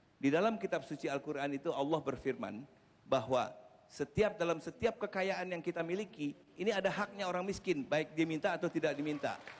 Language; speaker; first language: Indonesian; native; Indonesian